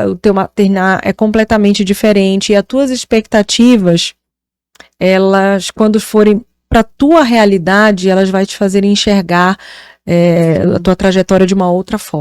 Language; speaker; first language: Portuguese; native; Portuguese